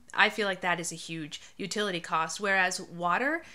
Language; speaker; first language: English; native; English